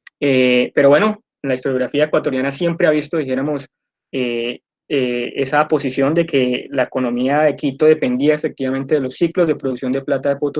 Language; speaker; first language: Spanish; native; Spanish